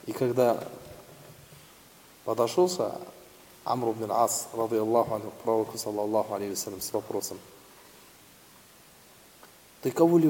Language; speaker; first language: Russian; non-native, local second language; Tatar